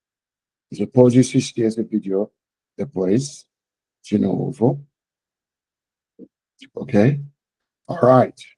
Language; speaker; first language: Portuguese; non-native, learner; English